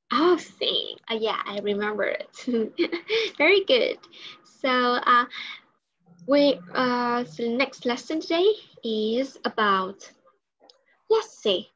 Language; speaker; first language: English; non-native, learner; Vietnamese